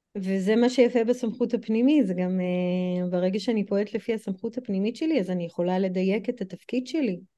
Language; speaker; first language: Hebrew; non-native, fluent; English